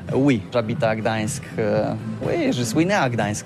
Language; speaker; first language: French; non-native, learner; Polish